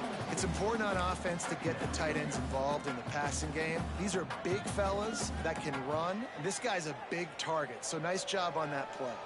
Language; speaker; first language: English; native; English